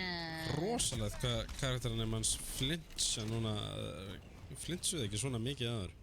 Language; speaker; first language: Icelandic; native; Icelandic